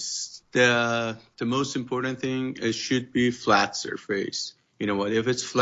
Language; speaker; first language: English; non-native, fluent; Persian